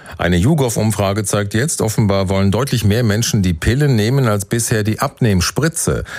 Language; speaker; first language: German; native; German